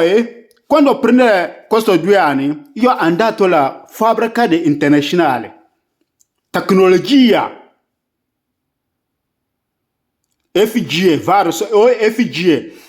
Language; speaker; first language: Italian; non-native, learner; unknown